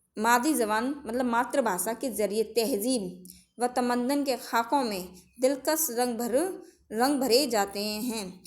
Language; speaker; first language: Urdu; native; Urdu